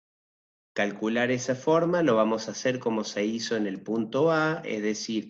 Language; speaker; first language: Spanish; native; Spanish